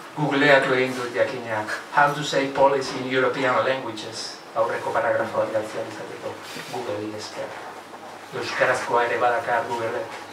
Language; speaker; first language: Basque; native; Basque